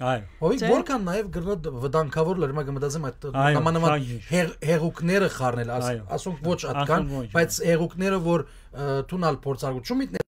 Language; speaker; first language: Armenian; early bilingual, heritage; Armenian